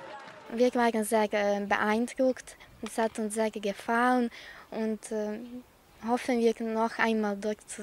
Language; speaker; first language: German; non-native, learner; Ukrainian